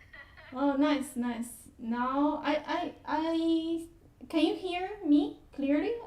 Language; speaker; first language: English; non-native, fluent; Chinese